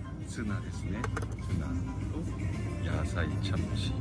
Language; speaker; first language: Japanese; non-native, learner; Korean